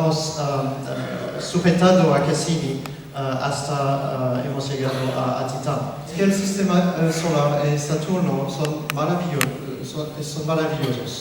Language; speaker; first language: Spanish; non-native, learner; French